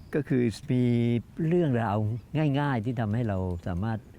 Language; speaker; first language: Thai; native; Thai